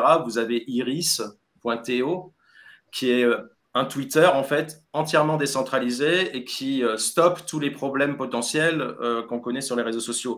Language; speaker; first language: French; native; French